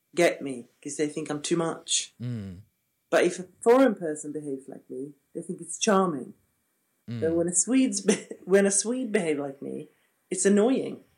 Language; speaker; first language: English; non-native, fluent; Swedish